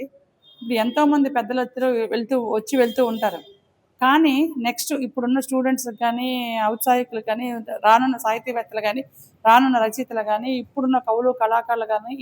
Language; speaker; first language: Telugu; native; Telugu